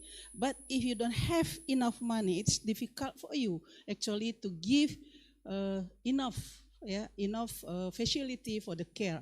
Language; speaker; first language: English; non-native, learner; Indonesian